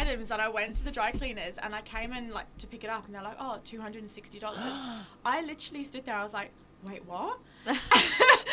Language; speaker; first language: English; native; English